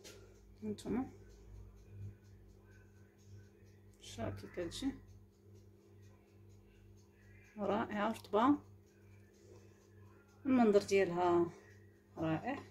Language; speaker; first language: Arabic; native; Arabic